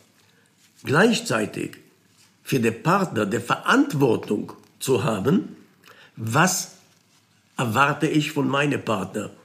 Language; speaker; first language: German; non-native, fluent; Hebrew